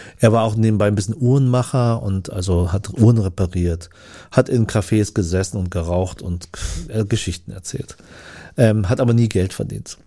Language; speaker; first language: German; early bilingual, other home language; Vietnamese